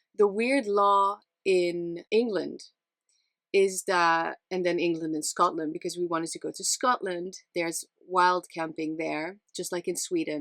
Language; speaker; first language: English; non-native, fluent; Dutch